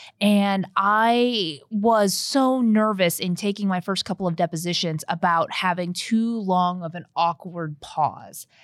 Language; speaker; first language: English; early bilingual, other home language; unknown